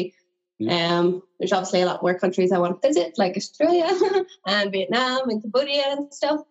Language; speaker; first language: English; native; English